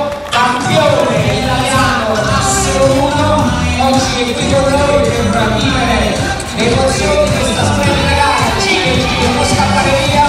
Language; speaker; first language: Italian; native; Italian